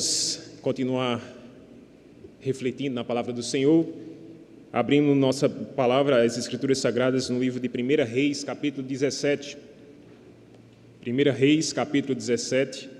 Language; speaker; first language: Portuguese; native; Portuguese